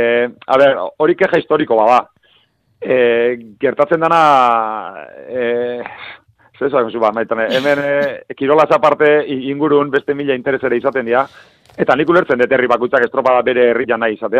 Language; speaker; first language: Basque; native; Basque